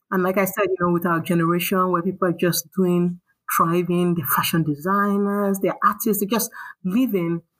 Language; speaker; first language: English; non-native, local second language; Yoruba